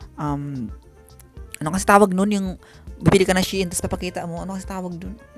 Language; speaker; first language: Filipino; non-native, local second language; Cebuano